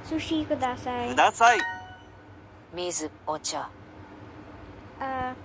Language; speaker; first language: Japanese; non-native, learner; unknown